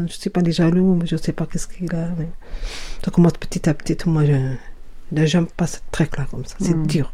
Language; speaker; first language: French; non-native, learner; Arabic